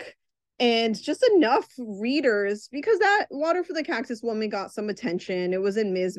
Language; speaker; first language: English; native; English